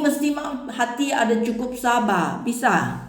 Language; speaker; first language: Indonesian; non-native, learner; Filipino